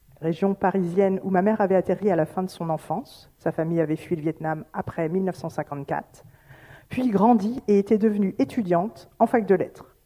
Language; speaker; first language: French; native; French